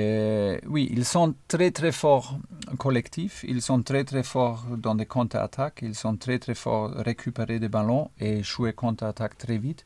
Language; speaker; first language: French; non-native, fluent; German